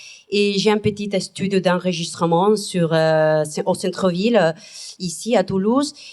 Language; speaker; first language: French; non-native, fluent; Spanish